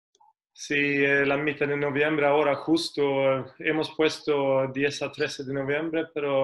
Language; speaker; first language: Spanish; non-native, fluent; Swedish